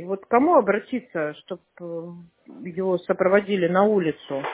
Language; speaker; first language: Russian; native; Russian